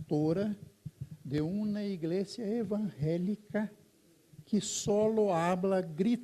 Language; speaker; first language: Spanish; non-native, fluent; Portuguese